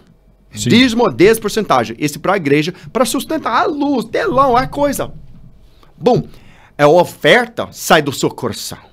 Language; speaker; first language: Portuguese; non-native, learner; English